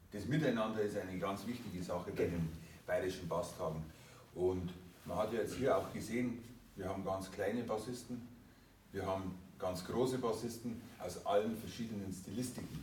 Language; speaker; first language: German; native; German